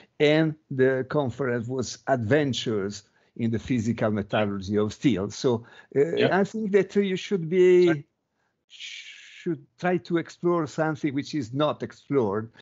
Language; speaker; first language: English; non-native, fluent; Italian